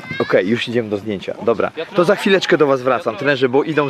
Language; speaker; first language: Polish; native; Polish